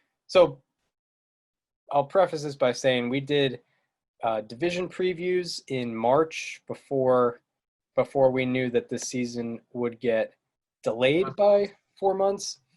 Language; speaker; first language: English; native; English